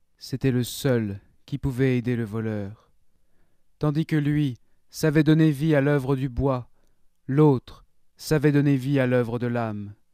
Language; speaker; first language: French; native; French